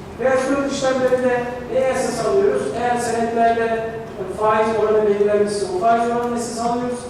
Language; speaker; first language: Turkish; native; Turkish